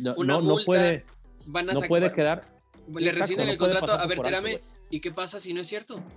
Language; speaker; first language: Spanish; native; Spanish